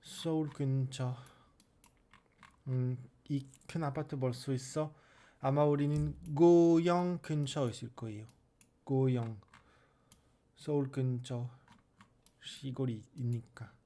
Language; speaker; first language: Korean; non-native, learner; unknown